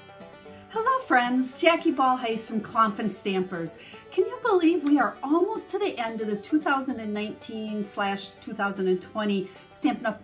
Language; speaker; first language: English; native; English